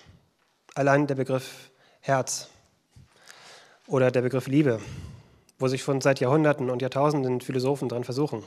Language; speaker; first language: German; native; German